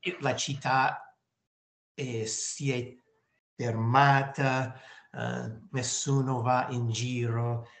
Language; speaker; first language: Italian; non-native, learner; English